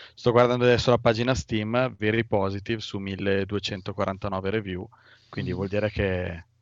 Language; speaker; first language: Italian; native; Italian